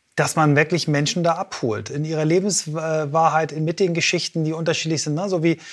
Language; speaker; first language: German; native; German